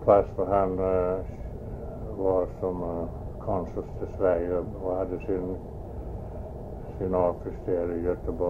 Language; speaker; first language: Swedish; early bilingual, heritage; Swedish